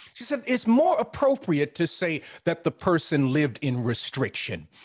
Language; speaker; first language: English; native; English